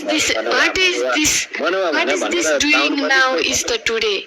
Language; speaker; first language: English; non-native, learner; Nepali